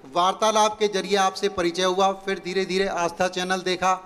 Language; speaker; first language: Hindi; native; Hindi